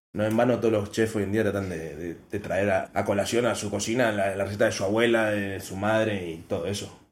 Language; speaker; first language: Spanish; native; Spanish